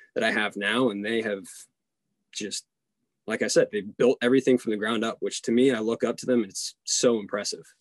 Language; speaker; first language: English; early bilingual, other home language; Hungarian